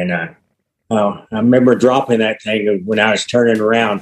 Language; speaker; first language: English; native; English